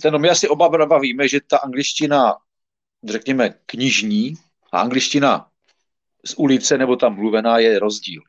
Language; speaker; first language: Czech; native; Czech